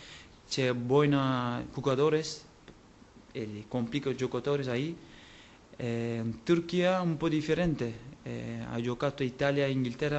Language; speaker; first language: Spanish; non-native, learner; Turkish